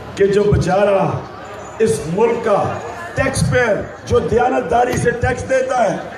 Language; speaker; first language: Urdu; native; Urdu